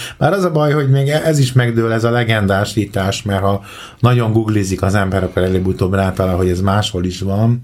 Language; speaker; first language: Hungarian; native; Hungarian